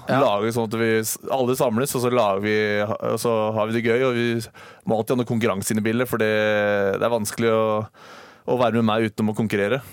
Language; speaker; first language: Norwegian; native; Norwegian